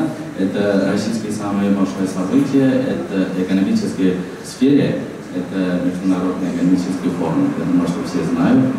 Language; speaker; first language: Russian; non-native, fluent; Chinese